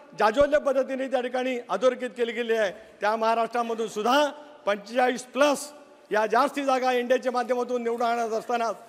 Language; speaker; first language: Marathi; native; Marathi